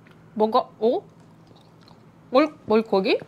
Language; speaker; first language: Korean; non-native, learner; Russian